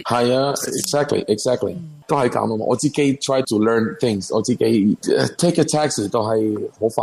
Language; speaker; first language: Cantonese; non-native, learner; Spanish